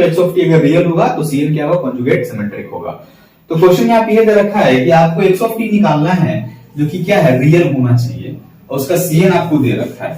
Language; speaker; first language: Hindi; native; Hindi